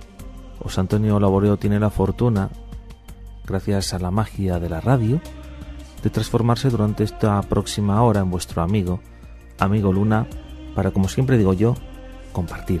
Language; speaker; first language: Spanish; native; Spanish